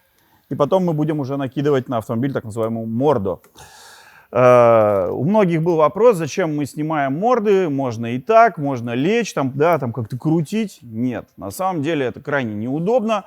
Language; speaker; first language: Russian; native; Russian